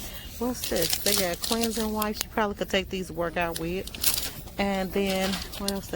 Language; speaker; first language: English; native; English